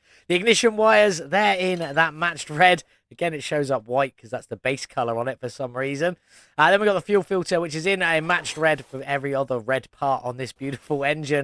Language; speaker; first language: English; native; English